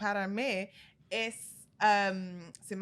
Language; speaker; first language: Spanish; non-native, learner; English